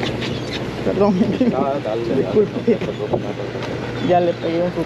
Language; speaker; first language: Spanish; native; Spanish